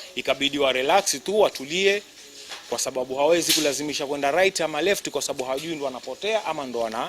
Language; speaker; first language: Swahili; native; Swahili